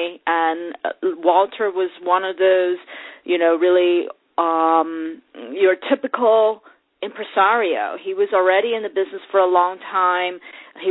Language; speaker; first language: English; non-native, local second language; Cantonese